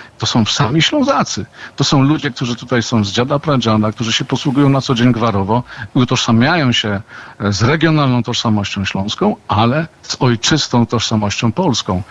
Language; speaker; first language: Polish; native; Polish